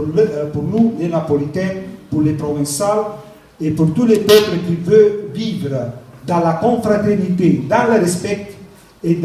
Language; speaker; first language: French; non-native, learner; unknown